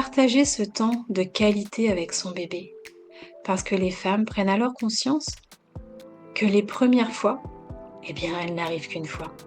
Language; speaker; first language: French; native; French